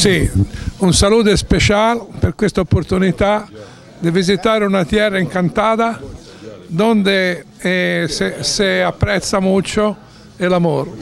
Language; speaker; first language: Spanish; non-native, learner; Italian